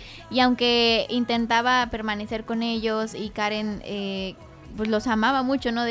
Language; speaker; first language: Spanish; native; Spanish